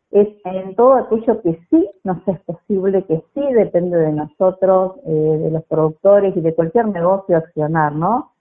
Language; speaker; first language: Spanish; native; Spanish